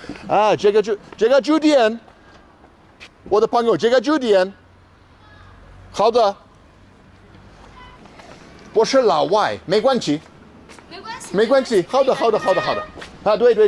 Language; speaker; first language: Chinese; non-native, learner; English